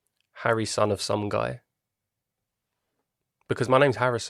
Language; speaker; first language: English; native; English